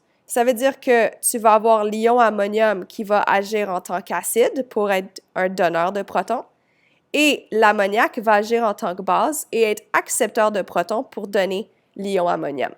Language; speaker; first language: French; native; French